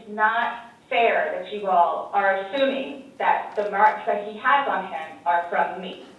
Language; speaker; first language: English; native; English